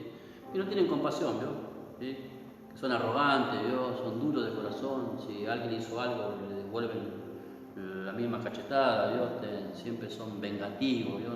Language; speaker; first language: Spanish; native; Spanish